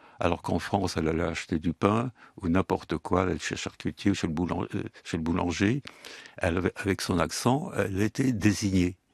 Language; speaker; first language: French; early bilingual, other home language; Yiddish